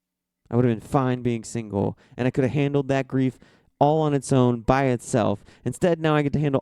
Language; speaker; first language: English; native; English